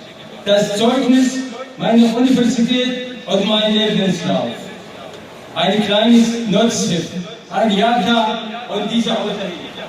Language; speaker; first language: German; non-native, learner; Arabic